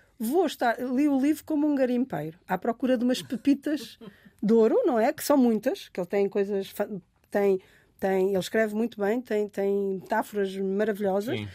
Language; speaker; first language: Portuguese; native; Portuguese